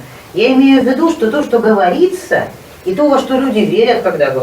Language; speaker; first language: Russian; native; Russian